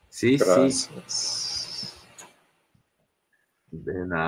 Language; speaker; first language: Spanish; non-native, learner; Portuguese